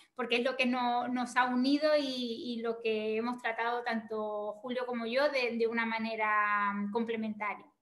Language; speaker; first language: Spanish; native; Spanish